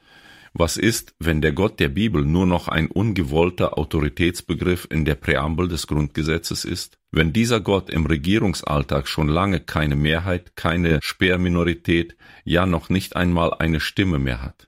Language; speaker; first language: German; native; German